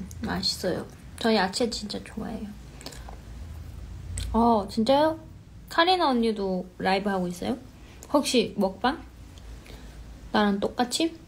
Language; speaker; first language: Korean; non-native, fluent; Chinese